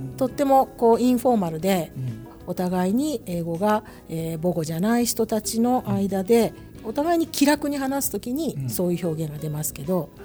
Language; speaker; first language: Japanese; native; Japanese